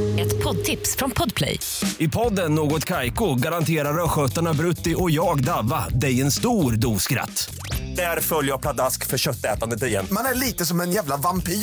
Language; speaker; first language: Swedish; native; Swedish